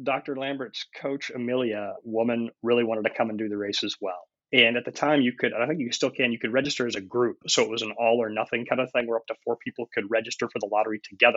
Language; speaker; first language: English; native; English